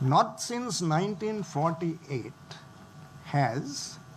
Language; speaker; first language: English; non-native, local second language; Sinhala